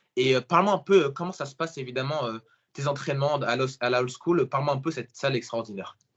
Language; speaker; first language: French; native; French